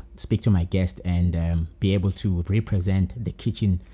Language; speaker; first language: English; non-native, local second language; Zulu